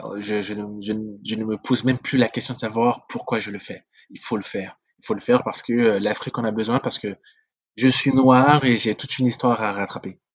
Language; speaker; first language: French; non-native, local second language; Sango